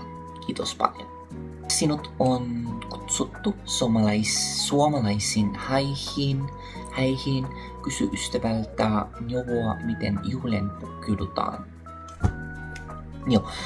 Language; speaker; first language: Finnish; non-native, learner; Filipino